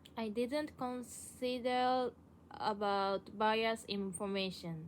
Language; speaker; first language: English; non-native, learner; Japanese